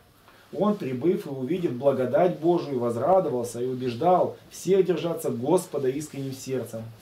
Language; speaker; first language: Russian; native; Russian